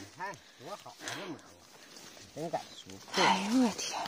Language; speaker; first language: Chinese; native; Chinese